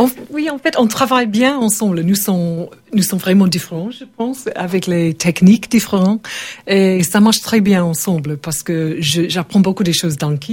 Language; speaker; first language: French; non-native, learner; English